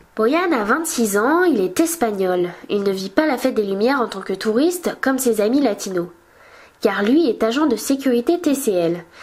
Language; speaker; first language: French; native; French